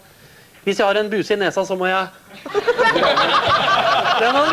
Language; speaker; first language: Norwegian; native; Norwegian